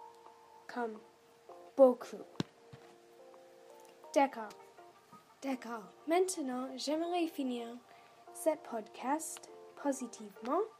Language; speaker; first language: French; non-native, learner; English